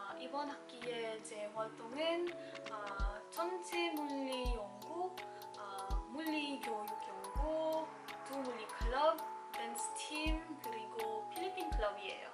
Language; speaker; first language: Korean; non-native, learner; Filipino